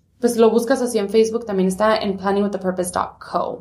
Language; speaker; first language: Spanish; early bilingual, heritage; Spanish